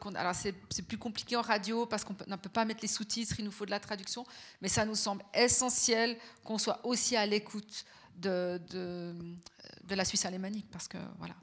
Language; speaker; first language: French; native; French